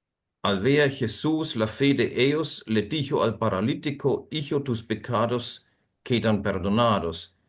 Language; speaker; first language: Spanish; non-native, fluent; German